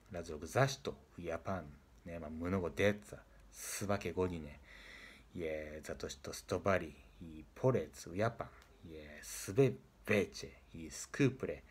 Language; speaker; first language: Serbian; non-native, learner; Japanese